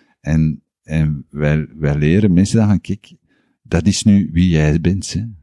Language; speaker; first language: Dutch; native; Dutch